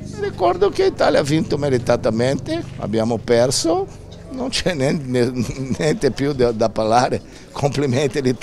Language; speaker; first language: Italian; non-native, fluent; Portuguese